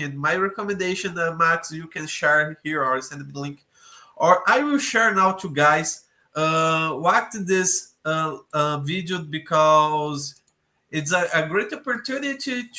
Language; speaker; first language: English; non-native, learner; Portuguese